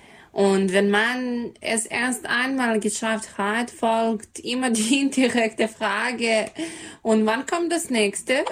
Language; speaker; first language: German; non-native, fluent; Serbian